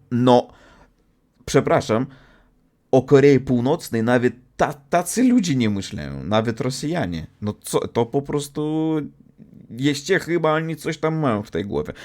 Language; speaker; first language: Polish; non-native, fluent; Russian